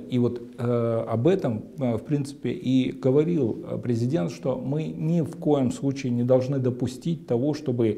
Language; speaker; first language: Russian; native; Russian